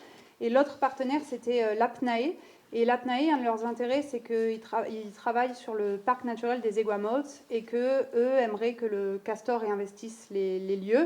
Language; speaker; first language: French; native; French